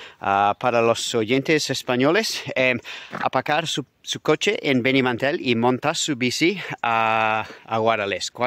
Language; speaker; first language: Spanish; non-native, learner; English